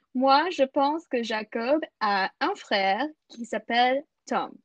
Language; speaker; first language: French; non-native, learner; English